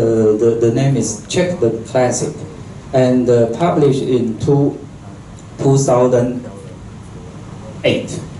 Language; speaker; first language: English; non-native, local second language; Chinese